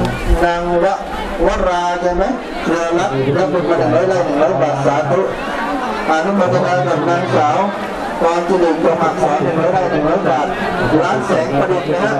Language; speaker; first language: Thai; native; Thai